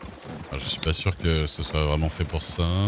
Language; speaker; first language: French; native; French